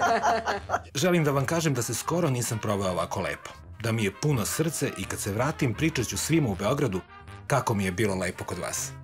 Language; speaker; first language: Serbian; native; Serbian